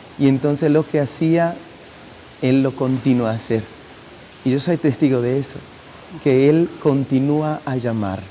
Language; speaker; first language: Spanish; non-native, fluent; Italian